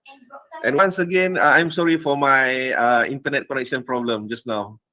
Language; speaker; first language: English; non-native, fluent; Malay